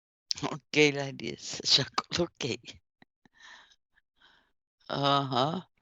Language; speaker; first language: Portuguese; non-native, fluent; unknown